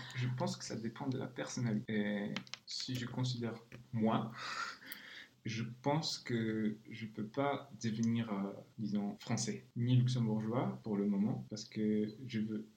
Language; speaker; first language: French; non-native, fluent; Czech